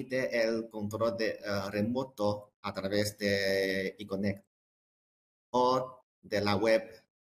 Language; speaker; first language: Spanish; non-native, fluent; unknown